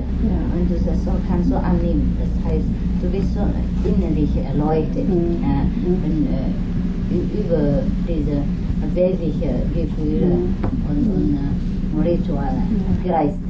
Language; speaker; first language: German; non-native, fluent; Vietnamese